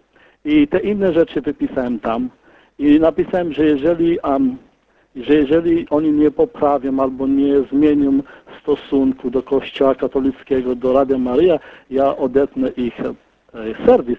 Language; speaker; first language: Polish; early bilingual, heritage; Polish